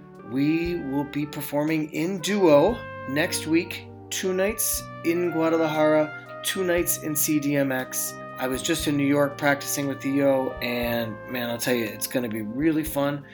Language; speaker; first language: English; native; English